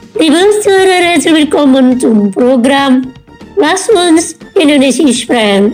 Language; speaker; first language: German; non-native, fluent; Indonesian